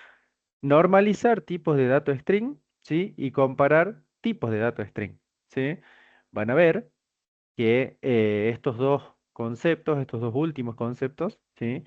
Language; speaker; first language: Spanish; native; Spanish